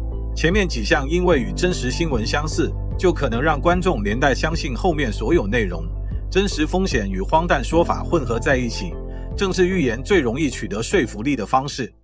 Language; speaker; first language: Chinese; native; Chinese